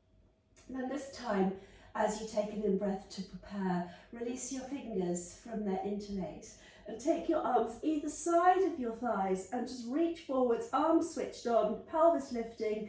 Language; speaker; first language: English; native; English